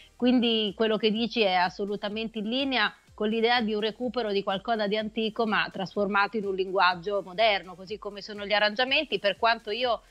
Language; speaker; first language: Italian; native; Italian